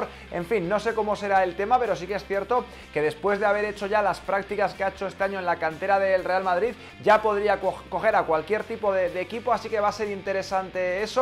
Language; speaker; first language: Spanish; native; Spanish